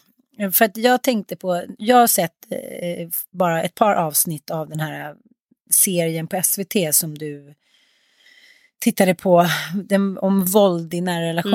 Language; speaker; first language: Swedish; native; Swedish